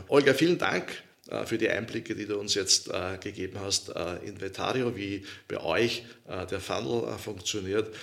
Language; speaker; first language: German; native; German